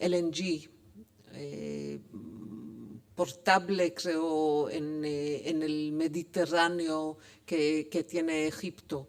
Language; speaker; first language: Spanish; non-native, fluent; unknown